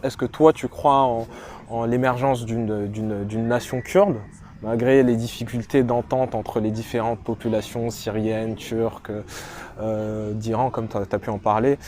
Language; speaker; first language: French; native; French